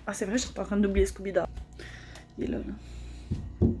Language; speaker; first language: French; native; French